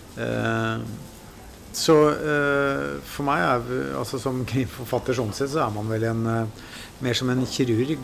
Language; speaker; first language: Norwegian; native; Norwegian